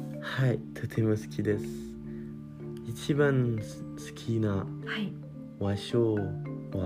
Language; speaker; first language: Japanese; non-native, learner; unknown